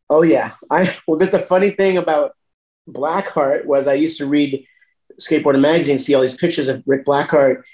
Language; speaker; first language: English; native; English